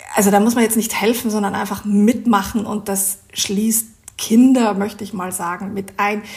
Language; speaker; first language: German; native; German